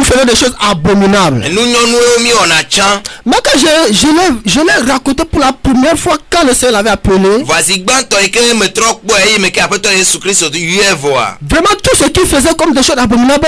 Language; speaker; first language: French; early bilingual, other home language; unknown